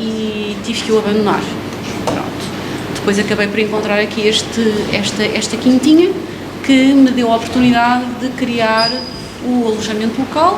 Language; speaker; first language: Portuguese; native; Portuguese